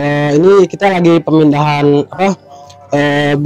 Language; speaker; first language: Indonesian; native; Indonesian